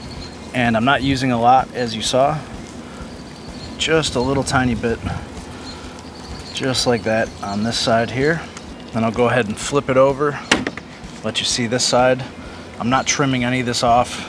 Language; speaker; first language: English; native; English